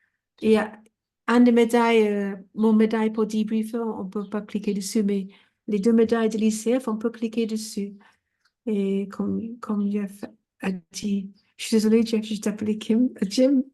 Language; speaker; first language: French; non-native, fluent; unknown